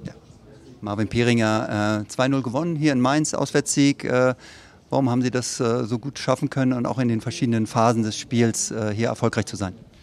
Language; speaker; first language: German; native; German